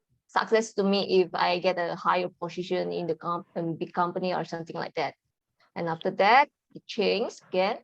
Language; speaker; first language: English; non-native, learner; Indonesian